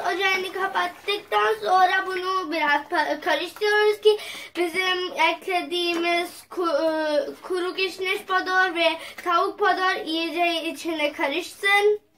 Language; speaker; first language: Turkish; non-native, learner; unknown